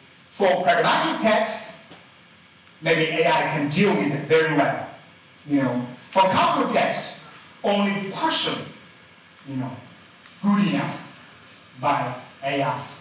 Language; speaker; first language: English; non-native, fluent; Chinese